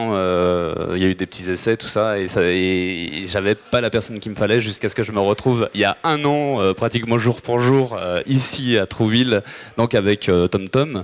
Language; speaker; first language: French; native; French